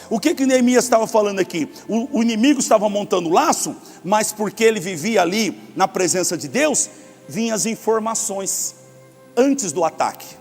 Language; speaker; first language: Portuguese; native; Portuguese